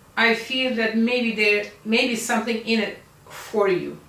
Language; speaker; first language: English; non-native, fluent; Persian